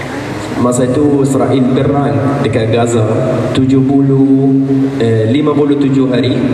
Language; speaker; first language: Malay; non-native, fluent; Arabic